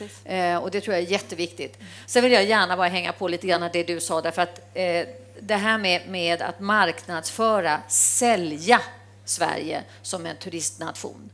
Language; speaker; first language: Swedish; native; Swedish